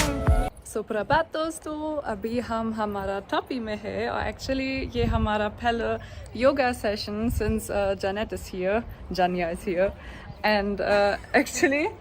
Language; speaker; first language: Hindi; non-native, learner; German